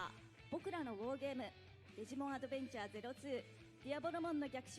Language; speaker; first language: Japanese; native; Japanese